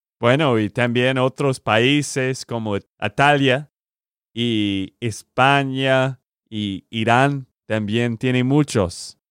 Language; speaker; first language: Spanish; non-native, learner; English